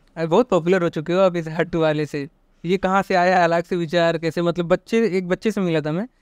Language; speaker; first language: Hindi; native; Hindi